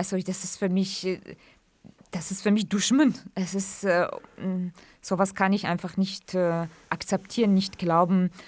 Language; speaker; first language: German; non-native, fluent; Kurdish